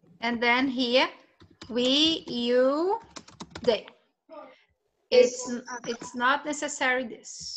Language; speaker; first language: English; non-native, fluent; Portuguese